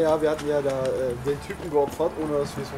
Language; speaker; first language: German; native; German